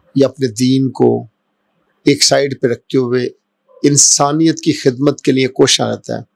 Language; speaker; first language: Urdu; non-native, local second language; Punjabi